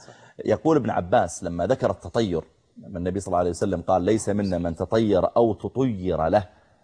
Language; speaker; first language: Arabic; native; Arabic